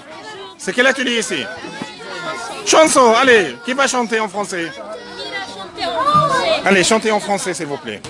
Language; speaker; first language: French; non-native, fluent; Arabic